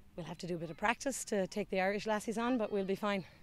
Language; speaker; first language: English; native; English